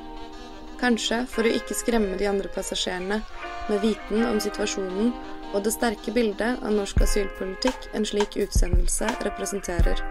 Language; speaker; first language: Norwegian; native; Norwegian